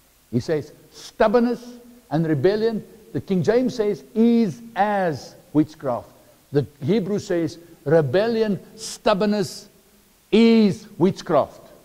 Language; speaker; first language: English; non-native, local second language; Afrikaans